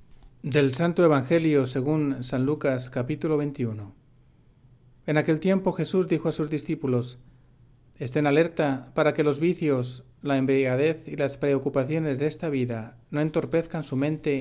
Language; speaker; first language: Spanish; native; Spanish